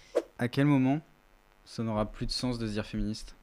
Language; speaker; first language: French; native; French